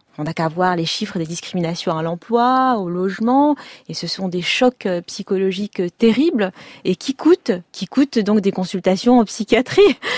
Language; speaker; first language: French; non-native, local second language; Arabic